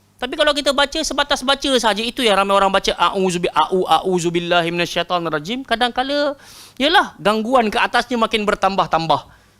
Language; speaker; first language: Malay; native; Malay